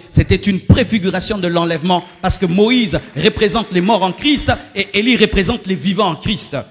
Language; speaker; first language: French; non-native, local second language; Lingala